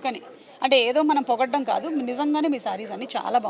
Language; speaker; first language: Telugu; native; Telugu